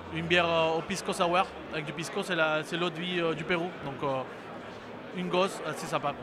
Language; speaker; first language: French; non-native, fluent; Spanish